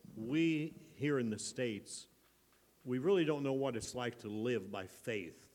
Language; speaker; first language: English; native; English